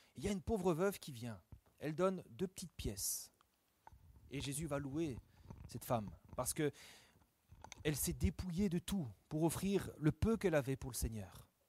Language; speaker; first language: French; native; French